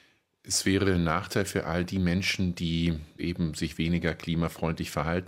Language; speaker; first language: German; native; German